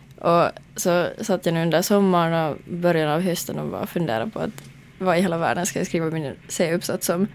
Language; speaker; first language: Swedish; native; Swedish